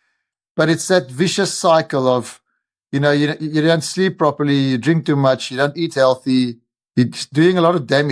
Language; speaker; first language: English; non-native, local second language; Afrikaans